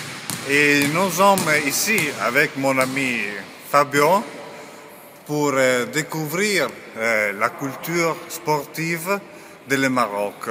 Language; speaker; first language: French; non-native, learner; Italian